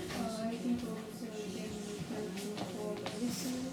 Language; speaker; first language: English; non-native, learner; Russian